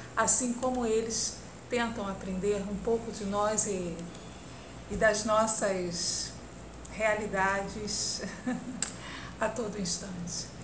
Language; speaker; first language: Portuguese; native; Portuguese